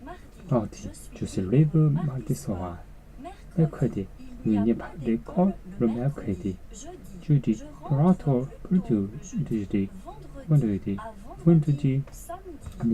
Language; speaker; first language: French; non-native, learner; Japanese